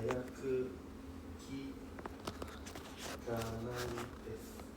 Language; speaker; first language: Japanese; non-native, learner; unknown